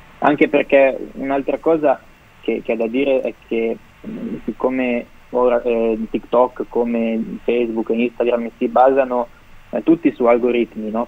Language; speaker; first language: Italian; native; Italian